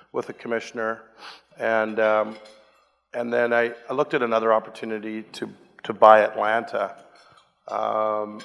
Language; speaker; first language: English; native; English